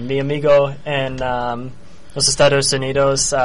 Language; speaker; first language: Spanish; non-native, learner; English